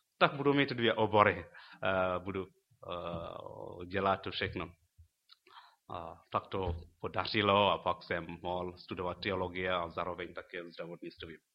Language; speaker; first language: Czech; non-native, fluent; Luo (Kenya and Tanzania)